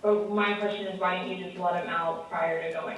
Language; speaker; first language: English; native; English